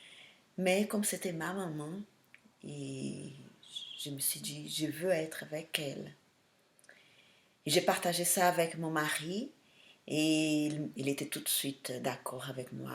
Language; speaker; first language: French; non-native, fluent; Portuguese